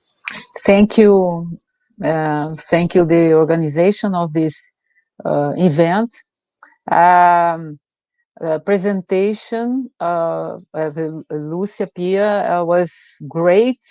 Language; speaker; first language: English; non-native, fluent; Portuguese